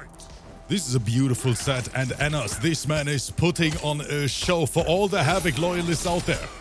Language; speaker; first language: English; native; English